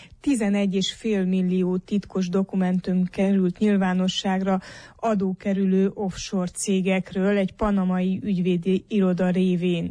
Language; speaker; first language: Hungarian; native; Hungarian